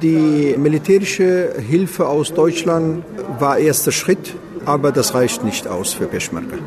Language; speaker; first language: German; non-native, fluent; Kurdish